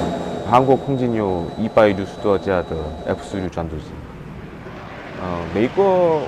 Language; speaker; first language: Chinese; non-native, fluent; Korean